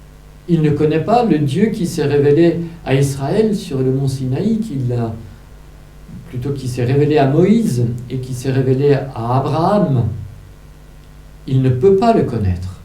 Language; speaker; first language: French; native; French